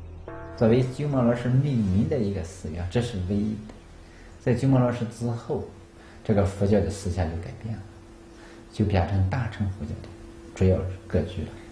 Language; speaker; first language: Chinese; native; Chinese